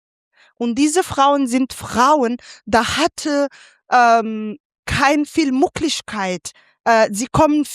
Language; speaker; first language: German; non-native, fluent; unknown